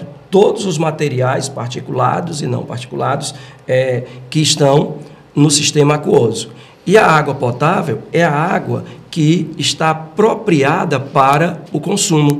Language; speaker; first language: Portuguese; native; Portuguese